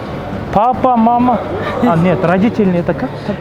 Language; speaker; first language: Russian; non-native, local second language; Kyrgyz